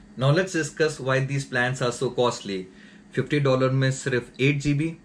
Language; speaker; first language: Hindi; native; Hindi